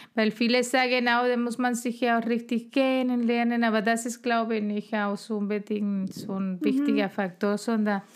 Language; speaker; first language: German; non-native, fluent; Spanish